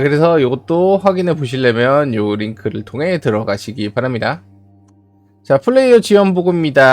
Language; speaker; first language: Korean; native; Korean